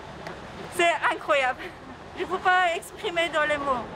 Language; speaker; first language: French; non-native, learner; Persian